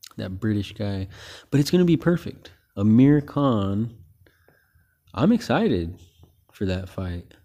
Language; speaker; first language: English; early bilingual, other home language; Filipino